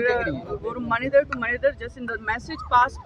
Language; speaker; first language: Tamil; non-native, local second language; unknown